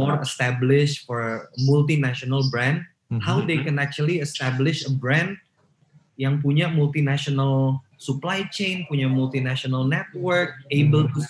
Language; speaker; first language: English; non-native, local second language; Indonesian